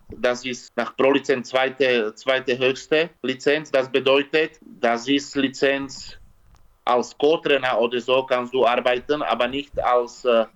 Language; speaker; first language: German; non-native, learner; Slovak